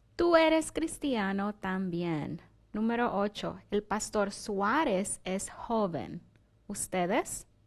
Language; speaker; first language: Spanish; non-native, fluent; English